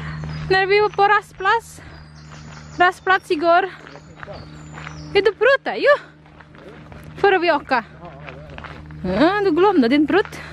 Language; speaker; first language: Swedish; non-native, learner; Indonesian